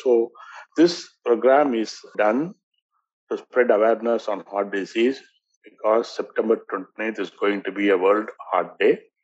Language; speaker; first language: English; non-native, local second language; Tamil